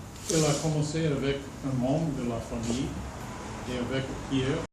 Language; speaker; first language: French; non-native, fluent; English